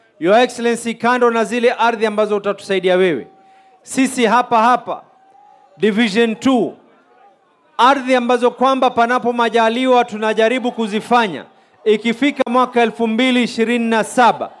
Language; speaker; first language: Swahili; native; Swahili